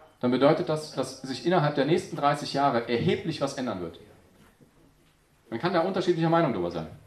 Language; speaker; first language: German; native; German